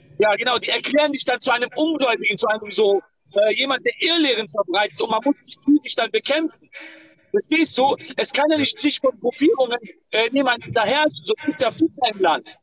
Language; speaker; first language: German; non-native, fluent; Persian